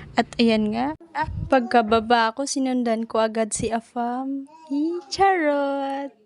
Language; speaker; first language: Filipino; non-native, local second language; Cebuano